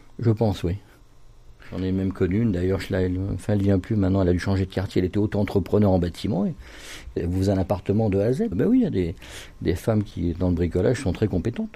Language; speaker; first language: French; native; French